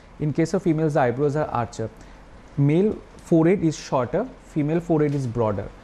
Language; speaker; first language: English; non-native, local second language; Bangla